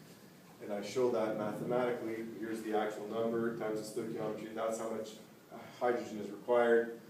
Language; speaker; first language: English; native; English